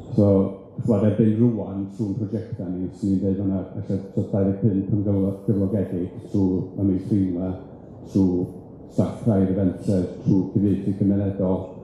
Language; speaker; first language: Welsh; native; Welsh